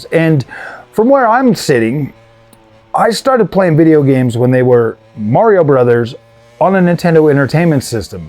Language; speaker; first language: English; native; English